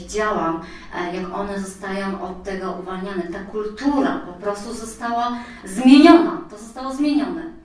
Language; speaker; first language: Polish; native; Polish